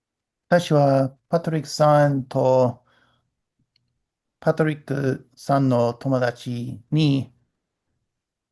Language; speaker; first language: Japanese; non-native, learner; English